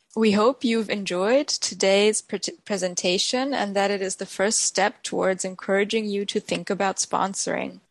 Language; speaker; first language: English; non-native, fluent; German